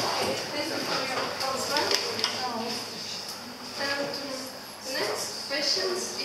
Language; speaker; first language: English; non-native, learner; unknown